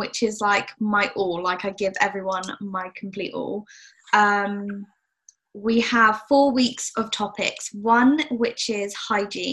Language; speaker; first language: English; native; English